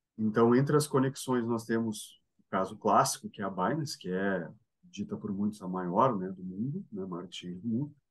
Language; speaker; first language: Portuguese; native; Portuguese